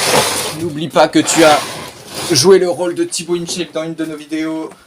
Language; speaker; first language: French; native; French